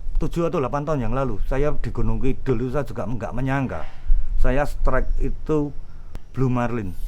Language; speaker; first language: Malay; non-native, local second language; Javanese